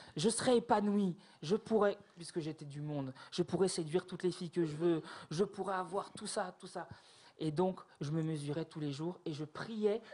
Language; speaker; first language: French; native; French